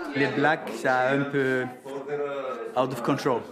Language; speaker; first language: French; non-native, learner; Icelandic